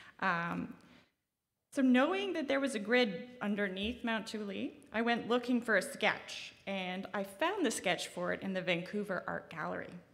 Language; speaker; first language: English; native; English